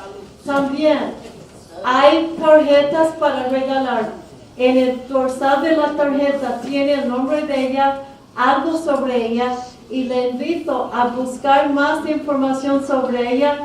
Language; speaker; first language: Spanish; early bilingual, heritage; Spanish